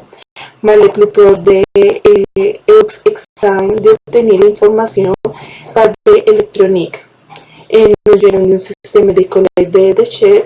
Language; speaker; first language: French; non-native, learner; Spanish